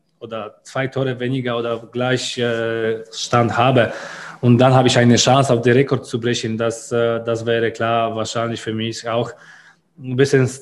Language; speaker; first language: German; non-native, learner; Polish